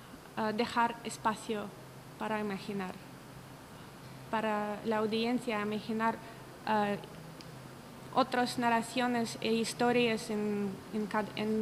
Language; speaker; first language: Spanish; non-native, learner; Russian